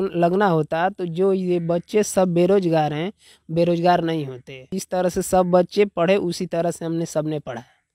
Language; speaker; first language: Hindi; native; Hindi